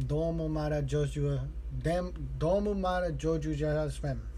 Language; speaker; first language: Japanese; non-native, learner; English